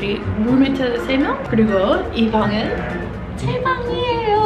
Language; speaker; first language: Korean; non-native, fluent; English